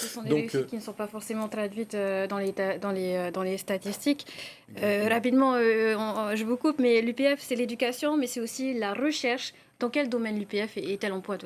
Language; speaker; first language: French; native; French